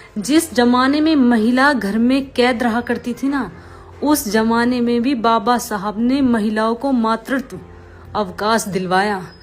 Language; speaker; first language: Hindi; native; Hindi